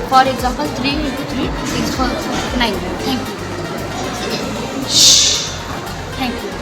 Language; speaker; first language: English; non-native, learner; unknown